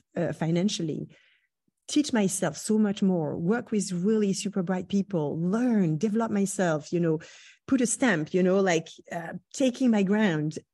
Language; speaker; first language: English; non-native, fluent; French